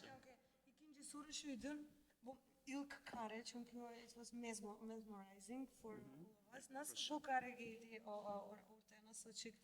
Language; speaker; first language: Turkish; non-native, learner; Macedonian